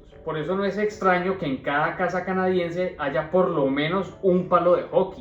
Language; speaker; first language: Spanish; native; Spanish